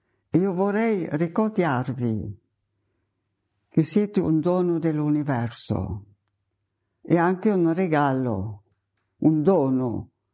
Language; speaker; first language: Italian; non-native, fluent; German